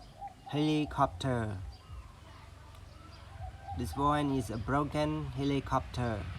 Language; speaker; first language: English; non-native, learner; Indonesian